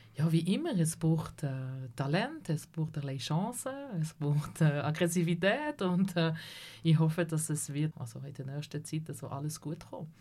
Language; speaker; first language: German; non-native, local second language; French